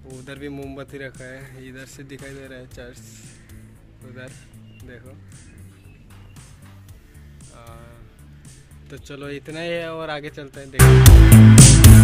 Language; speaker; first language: Hindi; non-native, local second language; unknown